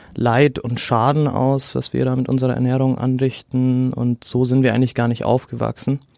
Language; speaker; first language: German; early bilingual, other home language; Arabic